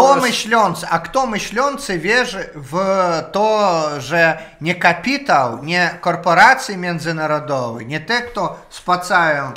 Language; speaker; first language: Polish; non-native, learner; Russian